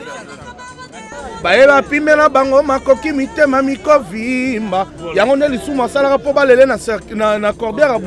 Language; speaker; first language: Lingala; native; Lingala